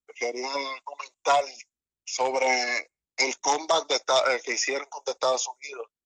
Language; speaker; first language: Spanish; native; Spanish